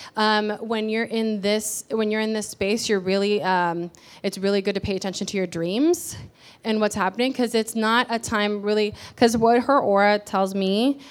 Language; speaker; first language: English; early bilingual, other home language; Spanish